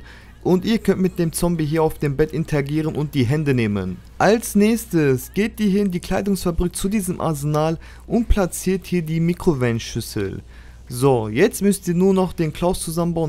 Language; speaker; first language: German; native; German